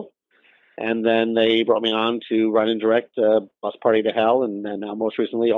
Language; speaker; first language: English; native; English